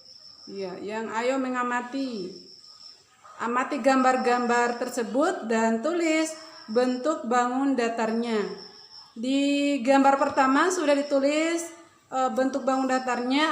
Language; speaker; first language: Indonesian; native; Indonesian